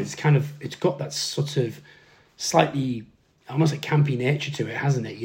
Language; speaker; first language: English; native; English